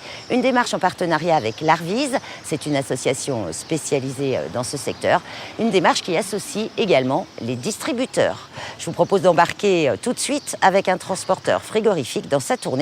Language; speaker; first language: French; native; French